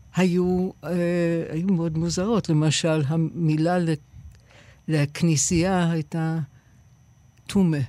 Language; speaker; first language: Hebrew; non-native, fluent; English